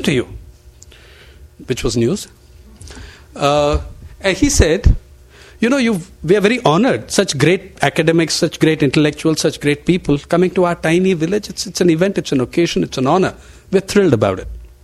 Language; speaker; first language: English; non-native, local second language; Telugu